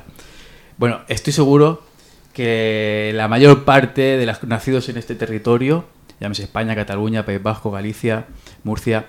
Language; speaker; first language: Spanish; native; Spanish